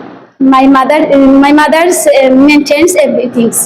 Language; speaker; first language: English; non-native, learner; Bangla